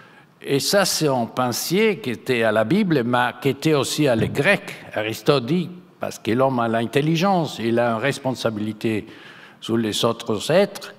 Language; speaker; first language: French; non-native, fluent; Spanish